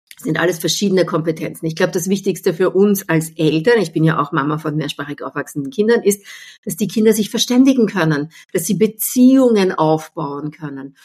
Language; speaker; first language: German; native; German